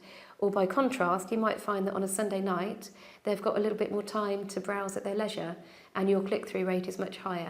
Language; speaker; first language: English; native; English